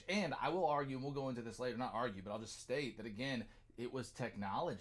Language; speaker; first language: English; native; English